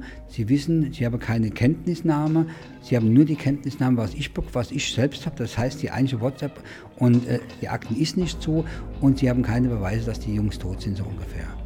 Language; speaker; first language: German; native; German